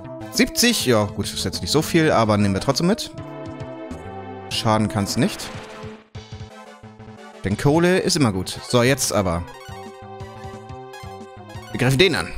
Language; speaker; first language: German; native; German